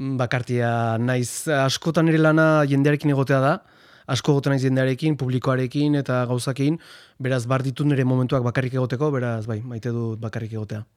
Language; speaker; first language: Basque; non-native, local second language; Spanish